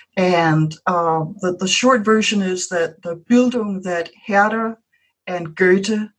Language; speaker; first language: English; non-native, fluent; Danish